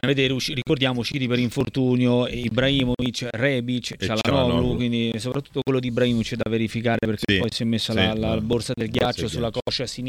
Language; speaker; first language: Italian; native; Italian